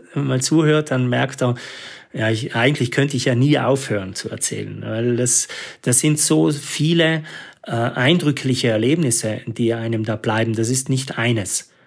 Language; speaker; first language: German; native; German